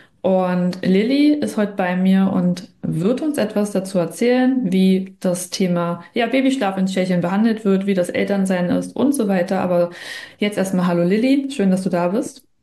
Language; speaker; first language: German; native; German